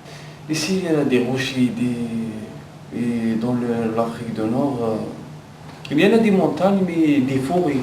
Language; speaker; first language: French; non-native, fluent; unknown